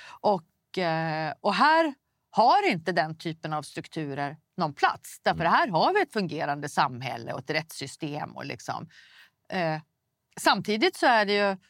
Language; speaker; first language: Swedish; native; Swedish